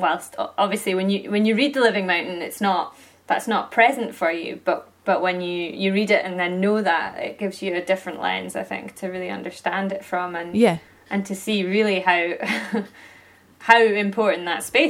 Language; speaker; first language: English; native; English